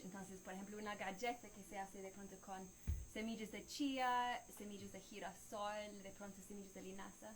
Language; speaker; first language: Spanish; non-native, fluent; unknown